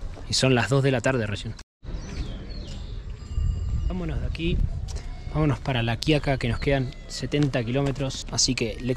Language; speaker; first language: Spanish; native; Spanish